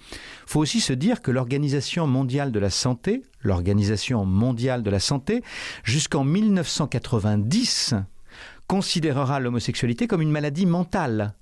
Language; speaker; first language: French; native; French